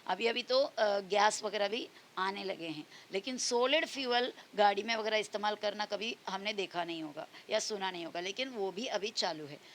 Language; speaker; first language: Hindi; non-native, local second language; Marathi